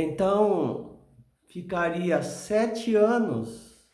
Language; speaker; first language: Portuguese; native; Portuguese